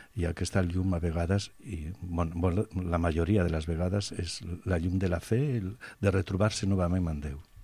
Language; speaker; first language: Catalan; non-native, local second language; Spanish